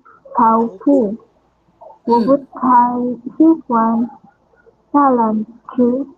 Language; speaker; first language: Chinese; non-native, learner; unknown